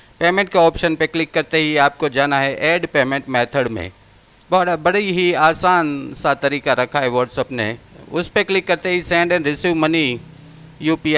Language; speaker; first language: Hindi; non-native, local second language; Gujarati